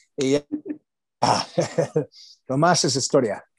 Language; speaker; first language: Spanish; non-native, learner; English